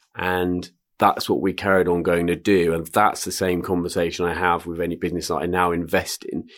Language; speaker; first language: English; native; English